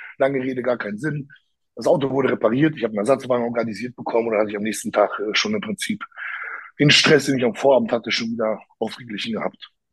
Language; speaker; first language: German; early bilingual, other home language; Polish